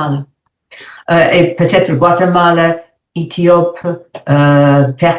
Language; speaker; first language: French; non-native, learner; English